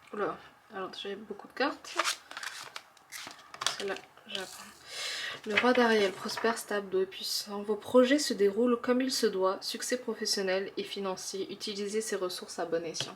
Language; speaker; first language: French; native; French